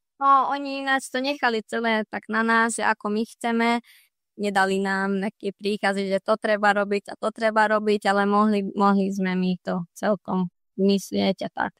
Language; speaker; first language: Slovak; non-native, local second language; Hungarian